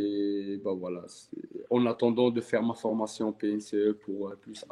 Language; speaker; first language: French; non-native, local second language; Arabic